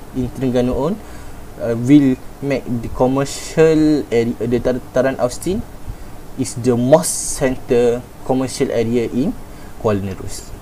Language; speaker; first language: English; non-native, local second language; Malay